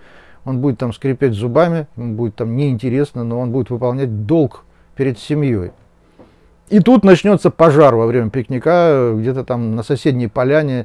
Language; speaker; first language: Russian; native; Russian